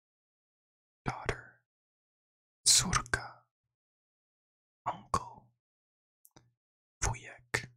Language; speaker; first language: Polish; non-native, learner; English